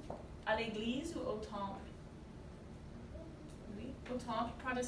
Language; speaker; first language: French; non-native, fluent; English